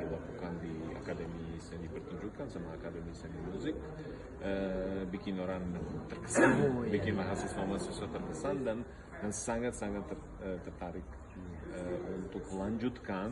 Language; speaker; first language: Indonesian; non-native, fluent; Bosnian